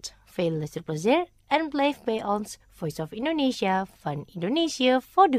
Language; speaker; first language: Dutch; non-native, fluent; Indonesian